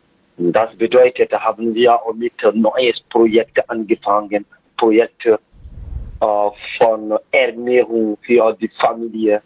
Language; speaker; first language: German; non-native, fluent; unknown